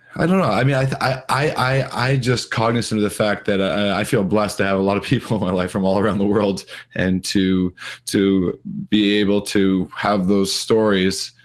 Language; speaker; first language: English; native; English